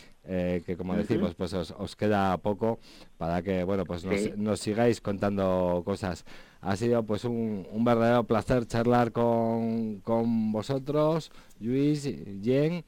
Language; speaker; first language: Spanish; native; Spanish